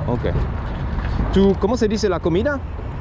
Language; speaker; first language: Spanish; non-native, learner; French